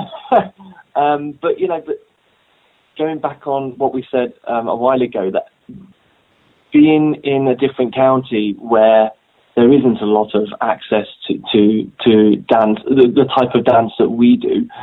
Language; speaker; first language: English; native; English